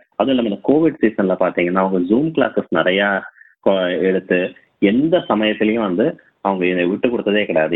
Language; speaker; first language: Tamil; non-native, local second language; Telugu